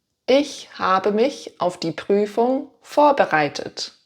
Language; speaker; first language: German; non-native, fluent; English